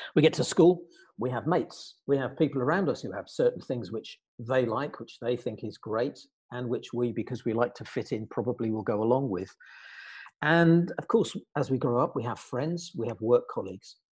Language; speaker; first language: English; native; English